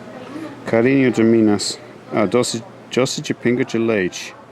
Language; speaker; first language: Portuguese; non-native, learner; English